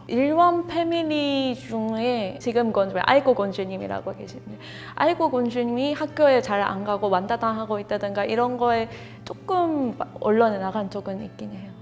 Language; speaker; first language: Korean; non-native, fluent; Japanese